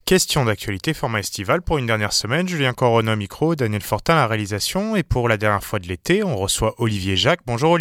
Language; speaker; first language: French; native; French